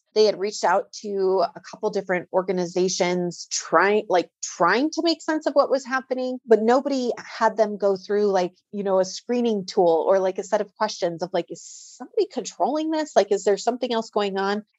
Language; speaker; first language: English; native; English